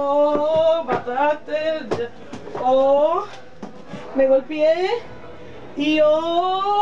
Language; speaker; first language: Spanish; native; Spanish